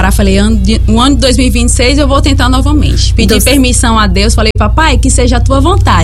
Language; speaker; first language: Portuguese; native; Portuguese